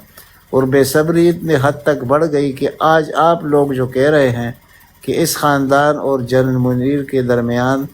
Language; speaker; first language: Urdu; native; Urdu